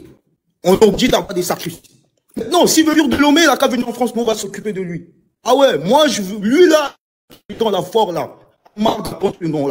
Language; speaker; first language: French; non-native, local second language; Ewe